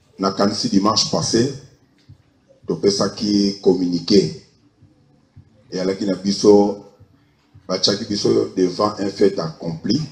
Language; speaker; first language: Lingala; non-native, local second language; Kongo